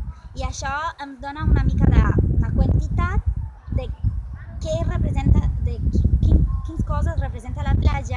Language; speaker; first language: Catalan; non-native, fluent; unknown